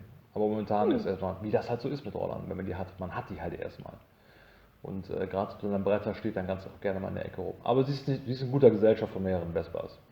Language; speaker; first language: German; native; German